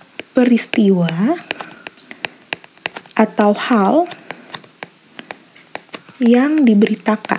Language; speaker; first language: Indonesian; native; Indonesian